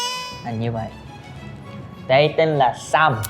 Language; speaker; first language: Vietnamese; non-native, learner; Korean